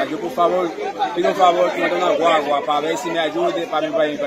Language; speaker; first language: Spanish; non-native, learner; Haitian Creole